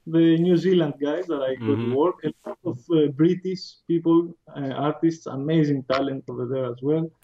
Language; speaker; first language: English; non-native, fluent; Greek